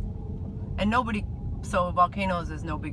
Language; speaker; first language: English; native; English